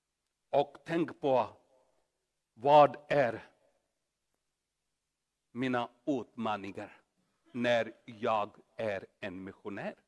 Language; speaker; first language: Swedish; non-native, learner; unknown